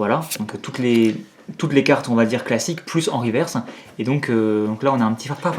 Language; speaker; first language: French; native; French